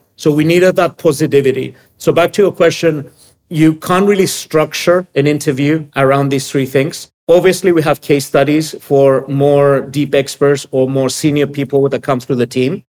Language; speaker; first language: English; early bilingual, other home language; Greek